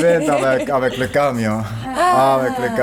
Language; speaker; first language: French; non-native, local second language; German